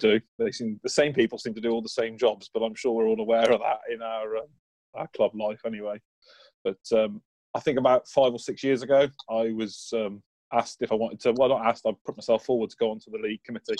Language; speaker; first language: English; native; English